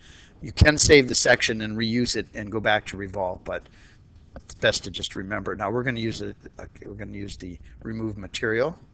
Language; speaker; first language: English; native; English